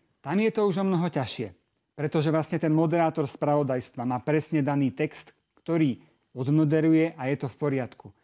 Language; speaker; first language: Slovak; native; Slovak